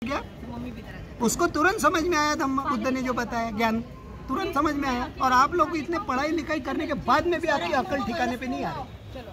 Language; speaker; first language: Hindi; non-native, local second language; Marathi